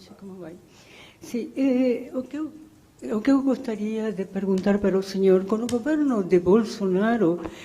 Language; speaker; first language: Portuguese; non-native, fluent; Spanish